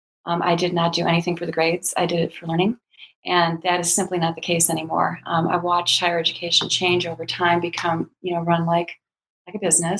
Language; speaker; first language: English; native; English